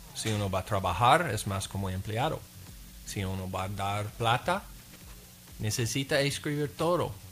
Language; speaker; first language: Spanish; non-native, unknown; English